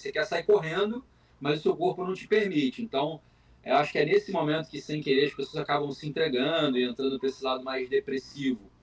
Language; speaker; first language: Portuguese; native; Portuguese